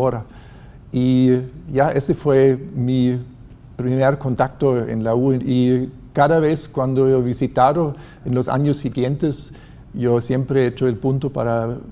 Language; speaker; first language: Spanish; non-native, fluent; German